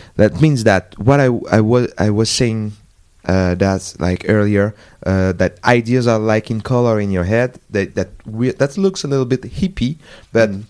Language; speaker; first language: English; non-native, learner; French